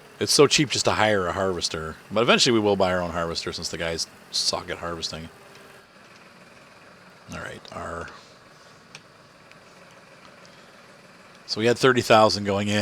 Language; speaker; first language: English; native; English